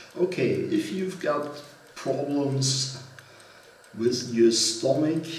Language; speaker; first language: English; non-native, fluent; German